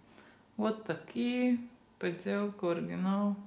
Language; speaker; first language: Russian; non-native, learner; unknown